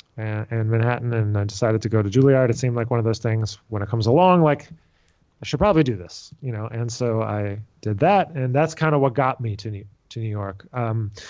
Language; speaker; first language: English; native; English